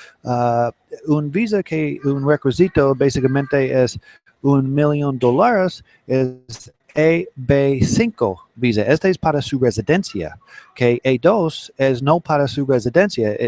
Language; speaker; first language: Spanish; non-native, learner; English